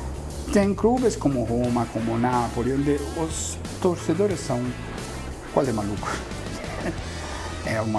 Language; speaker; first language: Portuguese; non-native, fluent; Italian